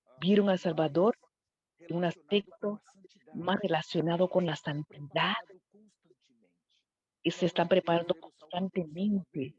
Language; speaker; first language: Spanish; non-native, fluent; Portuguese